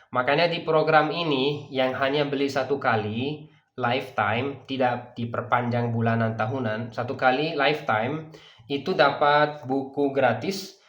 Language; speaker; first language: Indonesian; non-native, fluent; Persian